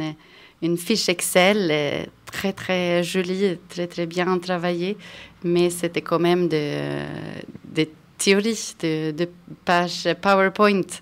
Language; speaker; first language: French; non-native, fluent; Swedish